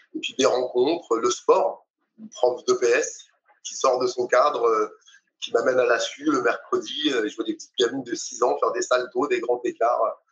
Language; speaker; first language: French; native; French